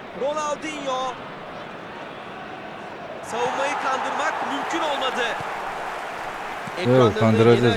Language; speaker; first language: Turkish; native; Turkish